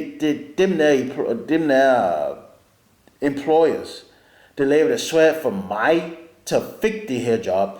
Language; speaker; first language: Danish; non-native, learner; English